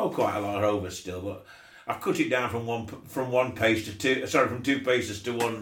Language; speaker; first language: English; native; English